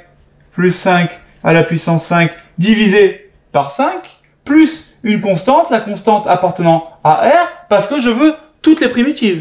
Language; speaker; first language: French; native; French